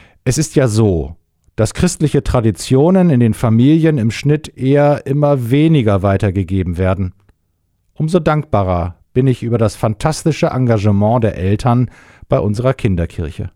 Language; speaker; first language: German; native; German